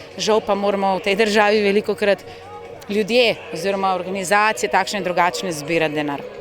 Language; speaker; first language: Slovenian; native; Slovenian